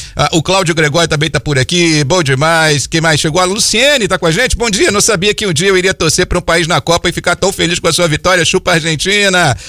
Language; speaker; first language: Portuguese; native; Portuguese